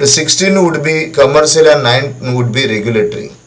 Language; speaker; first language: English; non-native, local second language; Marathi